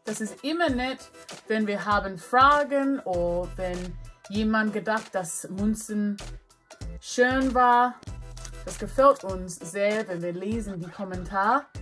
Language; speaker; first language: German; non-native, learner; English